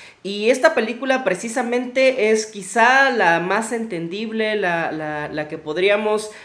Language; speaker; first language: Spanish; native; Spanish